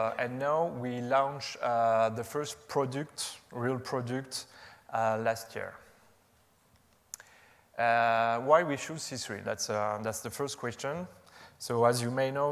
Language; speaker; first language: English; non-native, fluent; French